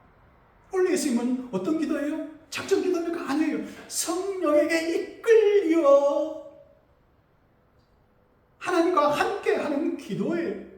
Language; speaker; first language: Korean; native; Korean